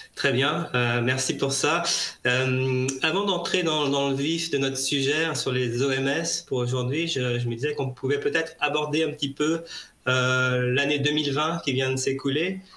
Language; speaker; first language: French; native; French